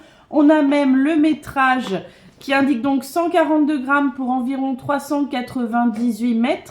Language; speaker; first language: French; native; French